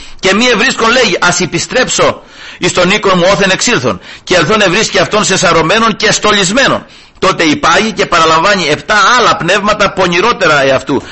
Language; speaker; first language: Greek; early bilingual, heritage; Greek